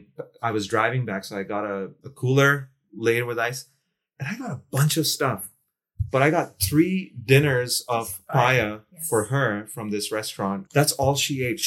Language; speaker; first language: English; non-native, local second language; Urdu